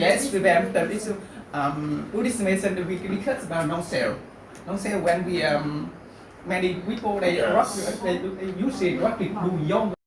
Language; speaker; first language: English; non-native, learner; Vietnamese